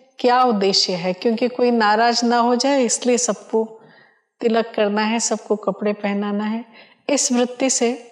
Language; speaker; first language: Hindi; non-native, local second language; Odia